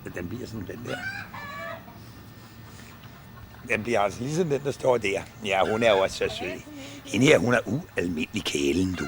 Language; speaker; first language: Danish; native; Danish